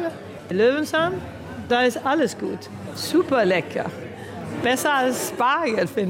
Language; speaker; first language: German; early bilingual, heritage; German